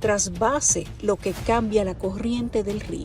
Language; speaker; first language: Spanish; native; Spanish